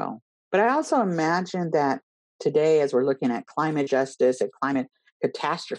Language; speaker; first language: English; native; English